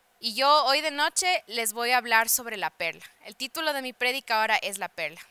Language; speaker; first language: Spanish; early bilingual, heritage; Spanish